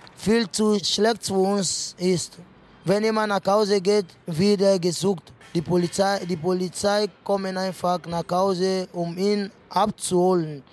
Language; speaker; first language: German; non-native, fluent; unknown